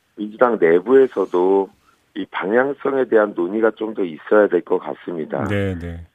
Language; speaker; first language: Korean; native; Korean